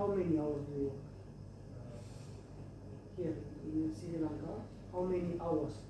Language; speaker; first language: English; non-native, fluent; Romanian